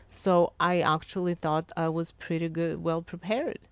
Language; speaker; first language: English; non-native, fluent; Lithuanian